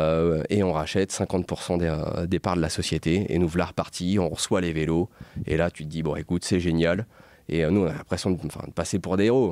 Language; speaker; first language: French; native; French